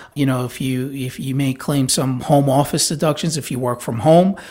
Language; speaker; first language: English; native; English